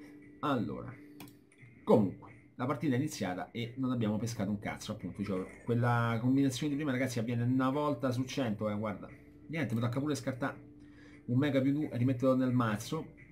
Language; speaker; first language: Italian; native; Italian